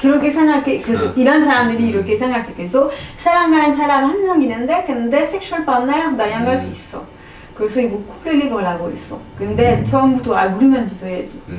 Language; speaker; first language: Korean; non-native, fluent; French